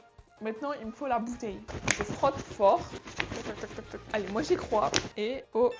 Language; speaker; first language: French; native; French